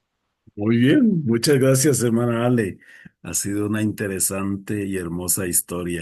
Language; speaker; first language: Spanish; native; Spanish